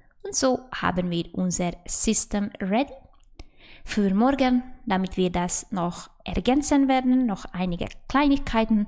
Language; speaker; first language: German; non-native, fluent; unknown